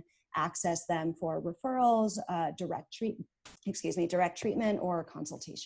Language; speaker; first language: English; native; English